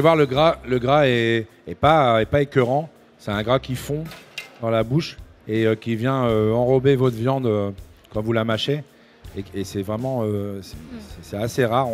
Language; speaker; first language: French; native; French